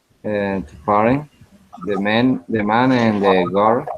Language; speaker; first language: English; non-native, learner; Spanish